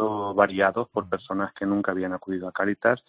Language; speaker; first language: Spanish; native; Spanish